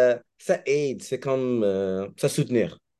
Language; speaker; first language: French; non-native, learner; English